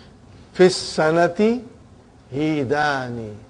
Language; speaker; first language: Arabic; non-native, fluent; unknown